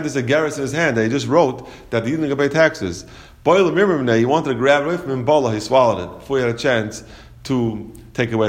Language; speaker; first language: English; native; English